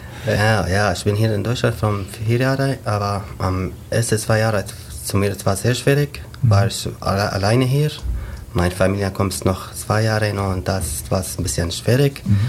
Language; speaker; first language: German; non-native, learner; Arabic